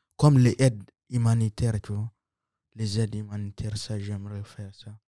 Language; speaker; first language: French; non-native, local second language; Sango